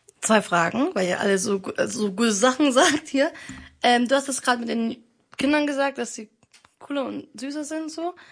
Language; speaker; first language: German; native; German